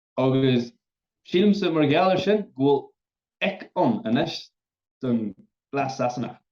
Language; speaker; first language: Irish; native; Irish